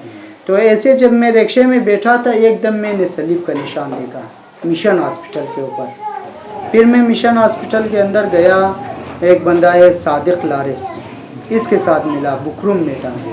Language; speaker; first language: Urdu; non-native, learner; Persian